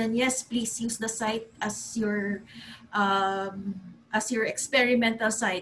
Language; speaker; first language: English; non-native, local second language; Cebuano